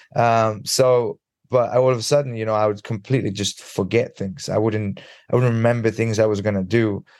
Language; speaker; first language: English; early bilingual, other home language; Swedish